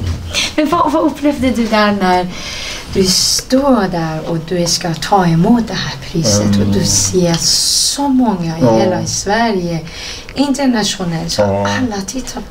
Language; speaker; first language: Swedish; non-native, fluent; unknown